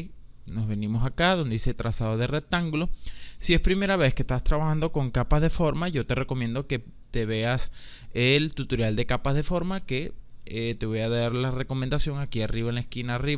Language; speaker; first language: Spanish; native; Spanish